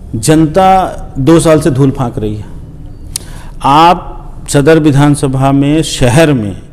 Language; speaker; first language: Hindi; native; Hindi